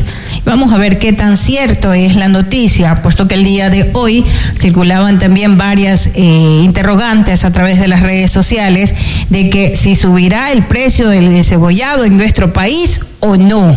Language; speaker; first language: Spanish; native; Spanish